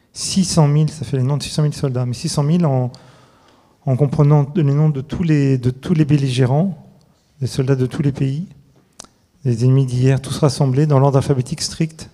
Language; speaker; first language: French; native; French